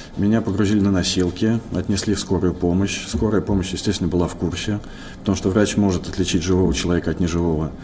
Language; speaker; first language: Russian; native; Russian